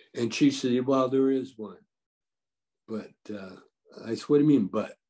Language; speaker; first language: English; native; English